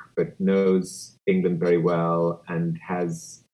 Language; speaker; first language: English; native; English